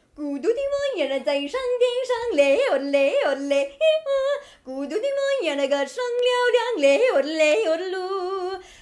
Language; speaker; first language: Chinese; non-native, fluent; English